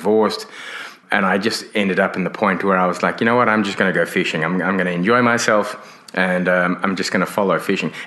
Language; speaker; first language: English; native; English